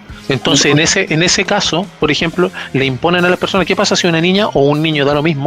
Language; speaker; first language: Spanish; native; Spanish